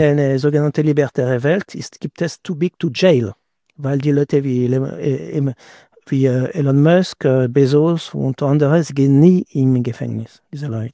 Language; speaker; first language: German; non-native, fluent; French